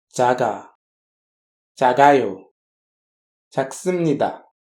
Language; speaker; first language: Korean; non-native, fluent; French